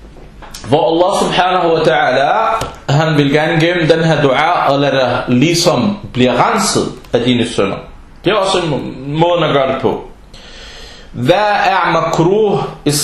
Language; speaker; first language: Danish; non-native, fluent; Arabic